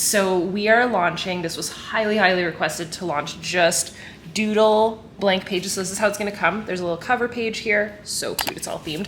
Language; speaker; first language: English; native; English